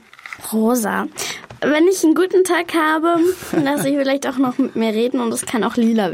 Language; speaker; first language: German; native; German